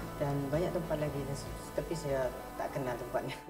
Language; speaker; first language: Indonesian; non-native, learner; Eastern Cham